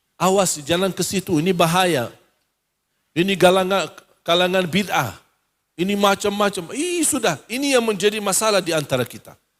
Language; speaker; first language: Malay; non-native, fluent; Arabic